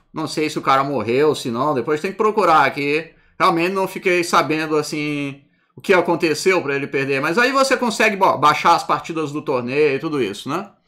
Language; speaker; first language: Portuguese; native; Portuguese